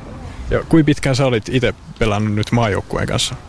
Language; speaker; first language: Finnish; native; Finnish